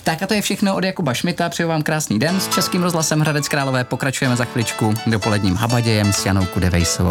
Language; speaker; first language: Czech; native; Czech